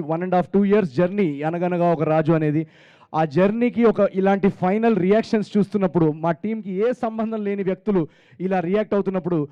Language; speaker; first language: Telugu; native; Telugu